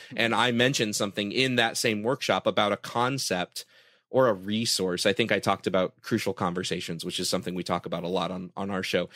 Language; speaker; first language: English; native; English